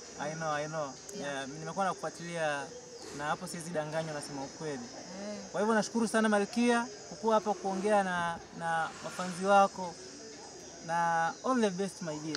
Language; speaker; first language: Swahili; native; Swahili